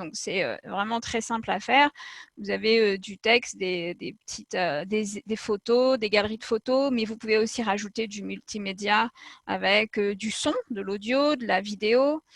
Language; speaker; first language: French; native; French